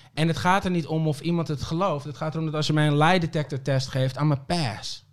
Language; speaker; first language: Dutch; early bilingual, other home language; Papiamento